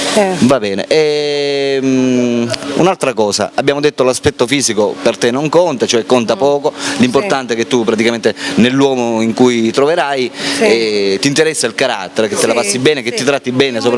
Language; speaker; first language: Italian; native; Italian